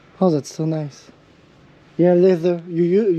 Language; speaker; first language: English; non-native, fluent; French